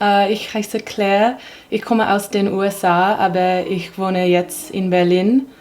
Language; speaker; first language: German; non-native, learner; English